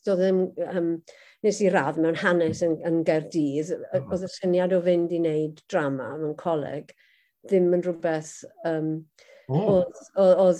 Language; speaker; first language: Welsh; native; Welsh